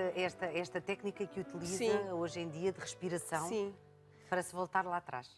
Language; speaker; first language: Portuguese; native; Portuguese